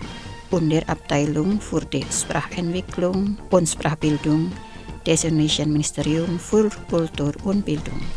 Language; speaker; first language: German; non-native, fluent; Indonesian